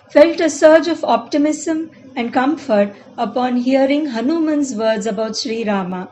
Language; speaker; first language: English; non-native, local second language; Tamil